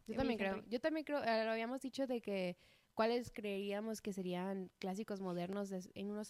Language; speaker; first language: Spanish; native; Spanish